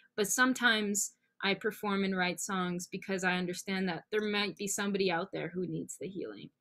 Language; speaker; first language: English; native; English